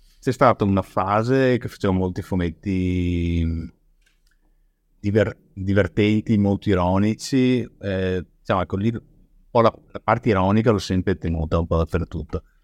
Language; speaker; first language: Italian; native; Italian